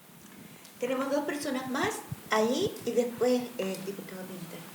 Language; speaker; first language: Spanish; native; Spanish